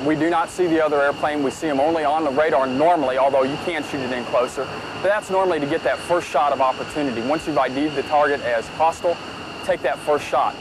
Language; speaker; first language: English; native; English